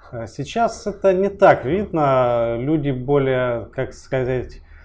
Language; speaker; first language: Russian; native; Russian